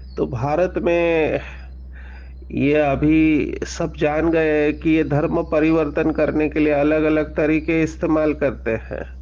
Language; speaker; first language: Hindi; non-native, local second language; Marathi